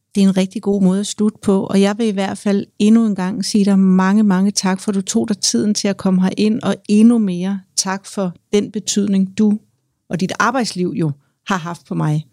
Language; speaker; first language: Danish; native; Danish